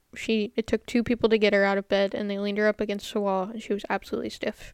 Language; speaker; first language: English; native; English